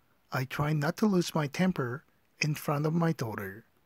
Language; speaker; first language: English; non-native, fluent; Korean